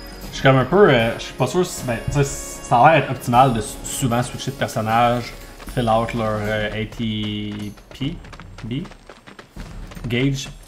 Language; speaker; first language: French; native; French